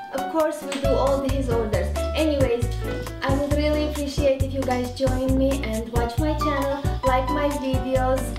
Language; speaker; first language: English; non-native, fluent; Armenian